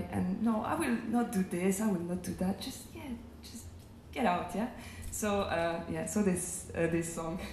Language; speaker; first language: English; non-native, fluent; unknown